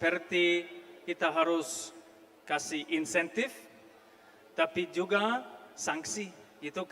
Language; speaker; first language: Indonesian; non-native, fluent; German